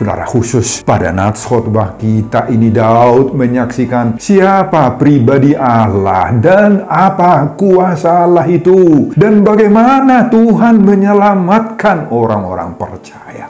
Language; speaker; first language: Indonesian; non-native, local second language; Batak Toba